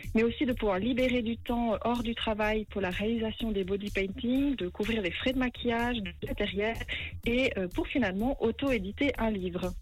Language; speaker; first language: French; native; French